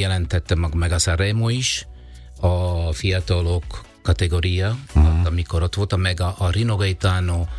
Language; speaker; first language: Hungarian; non-native, learner; Italian